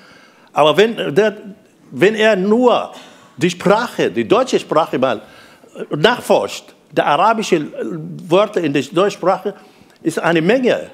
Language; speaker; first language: German; non-native, fluent; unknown